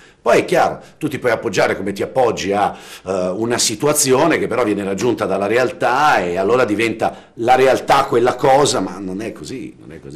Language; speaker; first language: Italian; native; Italian